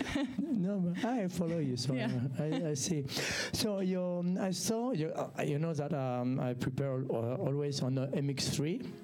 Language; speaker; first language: English; non-native, learner; French